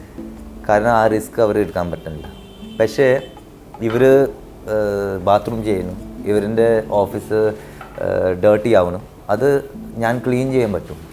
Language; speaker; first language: Malayalam; early bilingual, heritage; Malayalam